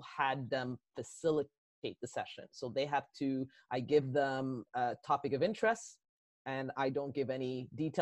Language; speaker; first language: English; native; English